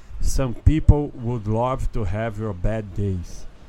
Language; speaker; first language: English; non-native, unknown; Portuguese